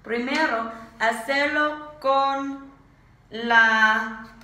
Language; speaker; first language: Spanish; non-native, learner; English